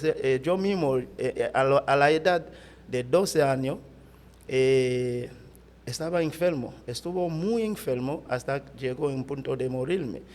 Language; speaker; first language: Spanish; non-native, fluent; Haitian Creole